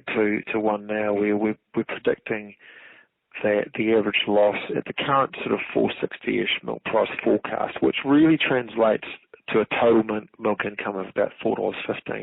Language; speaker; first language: English; native; English